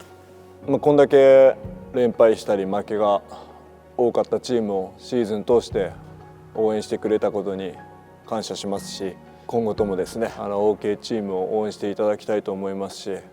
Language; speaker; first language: Japanese; native; Japanese